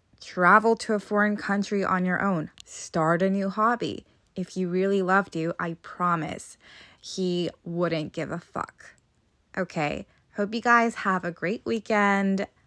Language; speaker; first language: English; native; English